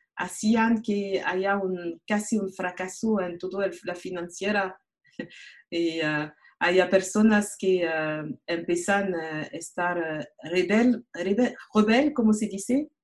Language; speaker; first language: Spanish; non-native, fluent; French